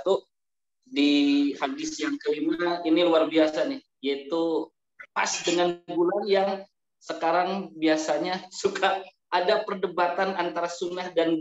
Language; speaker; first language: Indonesian; native; Indonesian